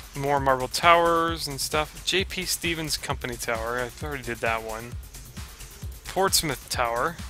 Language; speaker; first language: English; native; English